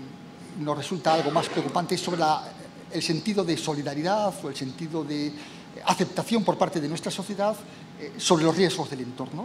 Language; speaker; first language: Spanish; native; Spanish